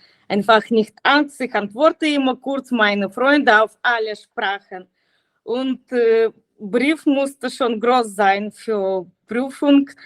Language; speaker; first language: German; non-native, learner; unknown